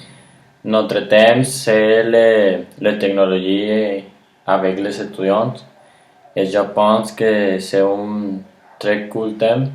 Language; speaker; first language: French; non-native, learner; Spanish